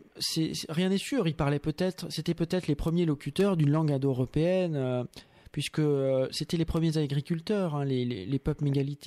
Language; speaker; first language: French; native; French